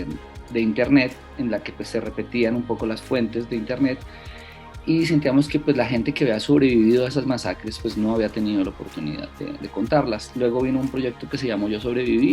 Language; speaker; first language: Spanish; native; Spanish